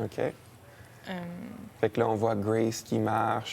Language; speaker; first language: French; native; French